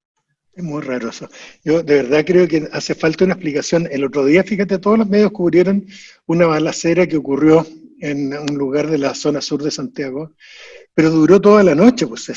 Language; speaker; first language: Spanish; native; Spanish